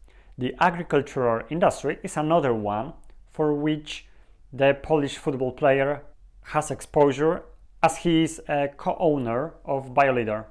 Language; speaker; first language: English; non-native, fluent; Polish